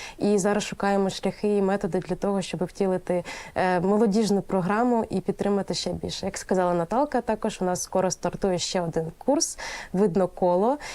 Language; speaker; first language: Ukrainian; native; Ukrainian